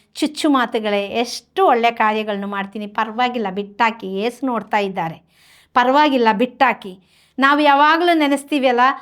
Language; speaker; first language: Kannada; native; Kannada